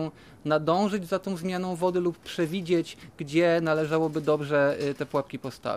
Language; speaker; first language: Polish; native; Polish